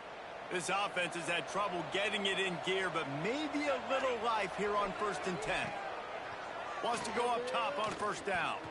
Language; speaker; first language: English; native; English